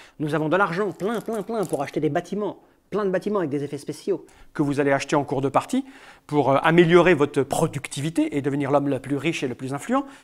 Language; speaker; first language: French; native; French